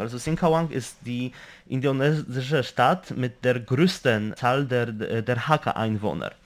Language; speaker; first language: German; non-native, fluent; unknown